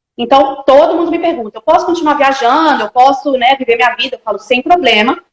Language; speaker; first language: Portuguese; native; Portuguese